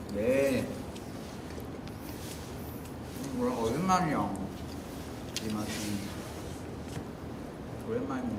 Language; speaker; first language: Korean; non-native, fluent; Vietnamese